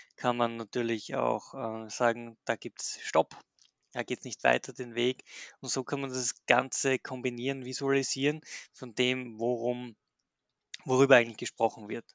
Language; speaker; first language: German; native; German